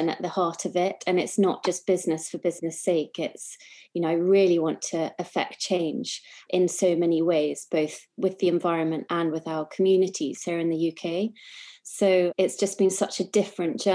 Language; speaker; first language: English; native; English